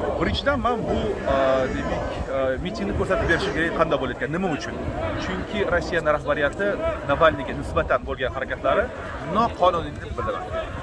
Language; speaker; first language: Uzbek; non-native, local second language; Russian